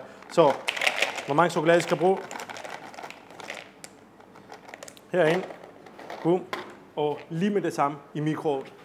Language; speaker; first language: Danish; non-native, fluent; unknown